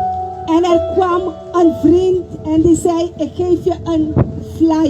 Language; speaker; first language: Dutch; non-native, local second language; Papiamento